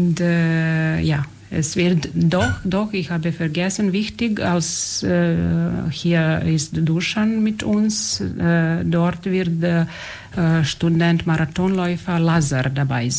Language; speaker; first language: German; non-native, fluent; Serbian